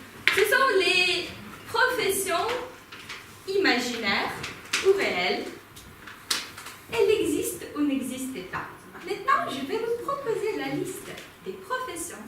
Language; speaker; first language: French; non-native, fluent; Ukrainian